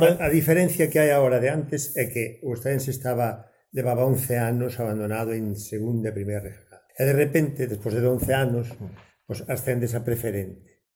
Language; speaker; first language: Galician; native; Galician